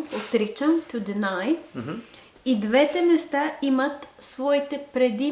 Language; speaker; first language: Bulgarian; non-native, fluent; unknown